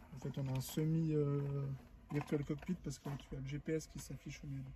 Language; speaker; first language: French; native; French